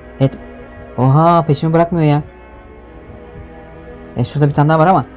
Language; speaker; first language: Turkish; native; Turkish